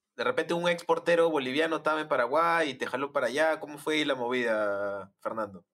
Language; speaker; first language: Spanish; native; Spanish